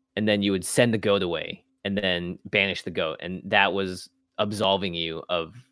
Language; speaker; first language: English; native; English